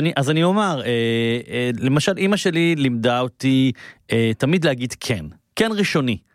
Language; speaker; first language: Hebrew; native; Hebrew